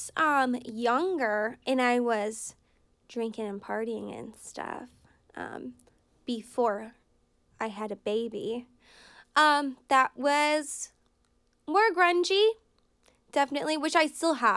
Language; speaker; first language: English; native; English